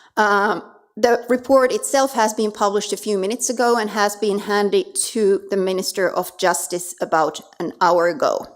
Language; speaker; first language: English; non-native, fluent; Finnish